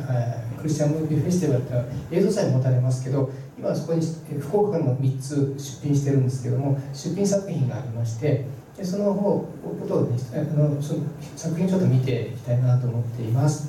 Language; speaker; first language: Japanese; native; Japanese